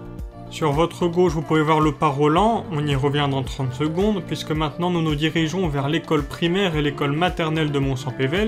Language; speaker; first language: French; native; French